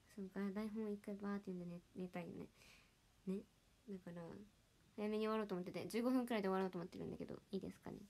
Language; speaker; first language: Japanese; native; Japanese